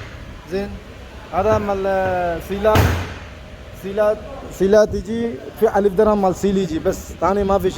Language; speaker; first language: Arabic; non-native, learner; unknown